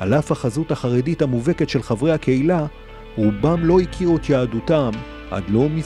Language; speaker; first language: Hebrew; native; Hebrew